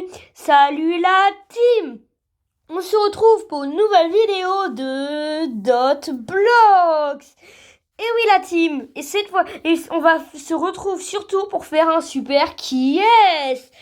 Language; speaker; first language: French; native; French